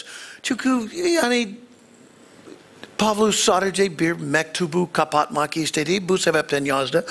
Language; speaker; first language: Turkish; non-native, fluent; English